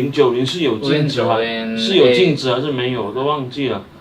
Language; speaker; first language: Chinese; native; Chinese